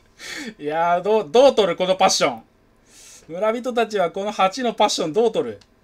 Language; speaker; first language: Japanese; native; Japanese